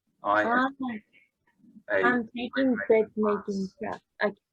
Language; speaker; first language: English; non-native, learner; Japanese